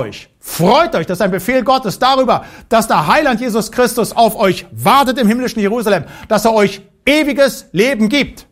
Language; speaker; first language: German; native; German